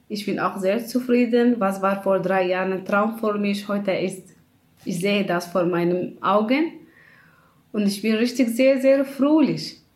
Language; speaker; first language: German; non-native, learner; Arabic